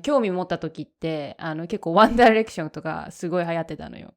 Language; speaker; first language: Japanese; native; Japanese